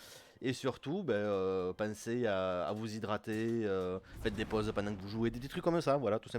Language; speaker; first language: French; native; French